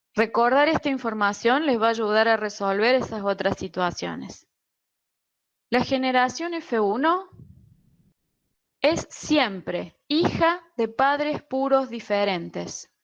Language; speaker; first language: Spanish; native; Spanish